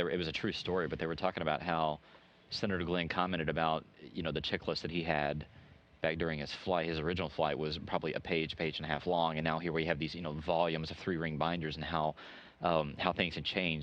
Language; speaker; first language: English; native; English